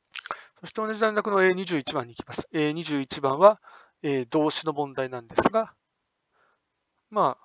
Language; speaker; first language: Japanese; native; Japanese